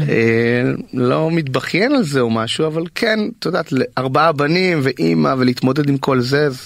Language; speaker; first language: Hebrew; native; Hebrew